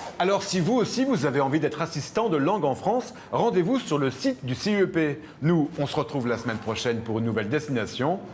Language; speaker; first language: French; native; French